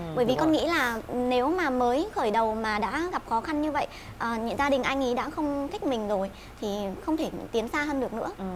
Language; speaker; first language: Vietnamese; native; Vietnamese